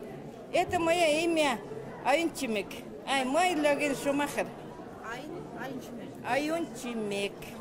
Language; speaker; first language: Russian; non-native, learner; Mongolian